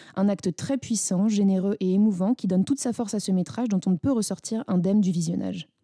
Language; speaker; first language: French; native; French